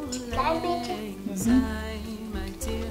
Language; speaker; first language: Dutch; early bilingual, heritage; Dutch